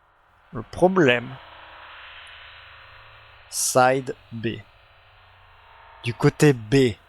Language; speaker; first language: French; native; French